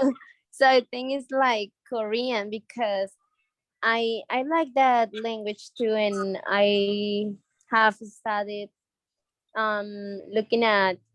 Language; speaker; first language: English; non-native, learner; Spanish